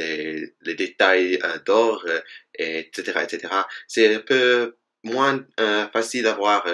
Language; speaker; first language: French; non-native, fluent; English